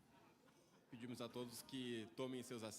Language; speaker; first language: Portuguese; native; Portuguese